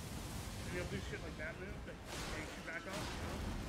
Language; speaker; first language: English; native; English